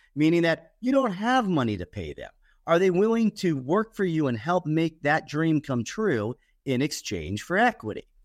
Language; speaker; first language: English; native; English